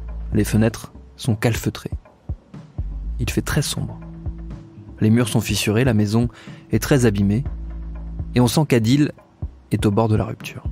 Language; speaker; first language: French; native; French